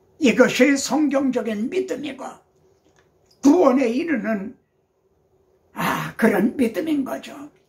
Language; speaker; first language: Korean; native; Korean